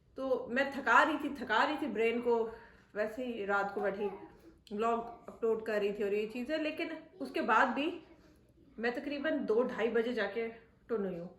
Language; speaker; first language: Urdu; native; Urdu